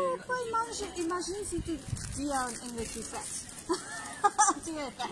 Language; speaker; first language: French; non-native, learner; English